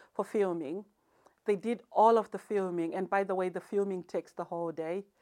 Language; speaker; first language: English; non-native, local second language; Shona